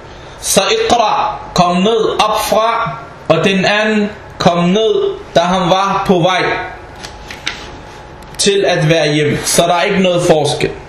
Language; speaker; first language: Danish; non-native, fluent; Arabic